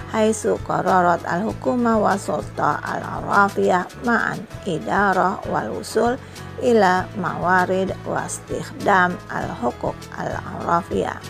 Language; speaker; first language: Arabic; non-native, fluent; Indonesian